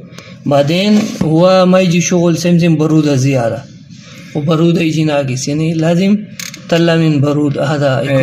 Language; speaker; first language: Arabic; non-native, learner; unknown